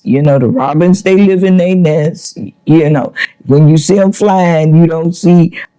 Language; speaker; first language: English; native; English